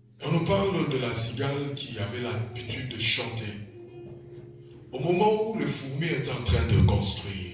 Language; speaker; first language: French; non-native, local second language; Lingala